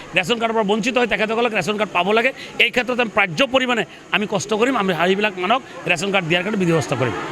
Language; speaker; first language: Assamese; non-native, local second language; Bangla